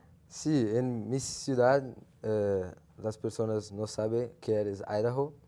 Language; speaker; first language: Spanish; non-native, learner; Portuguese